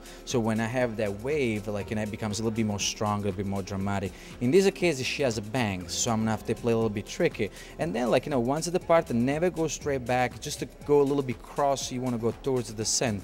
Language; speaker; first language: English; non-native, fluent; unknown